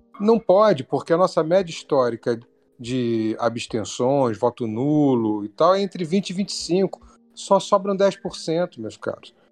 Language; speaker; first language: Portuguese; native; Portuguese